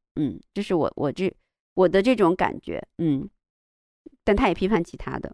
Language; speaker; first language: Chinese; native; Chinese